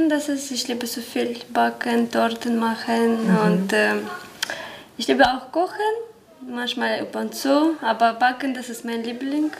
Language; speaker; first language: German; non-native, learner; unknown